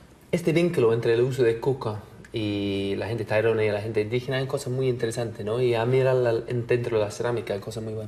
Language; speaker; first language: Spanish; non-native, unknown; English